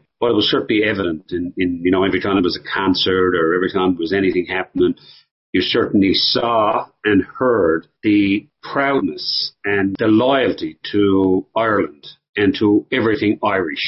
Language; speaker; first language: English; native; English